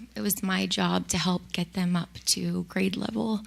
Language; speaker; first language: English; early bilingual, other home language; Spanish